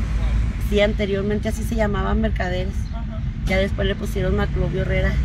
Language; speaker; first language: Spanish; native; Spanish